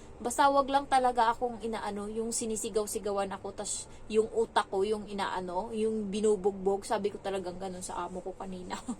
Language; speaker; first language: Filipino; native; Filipino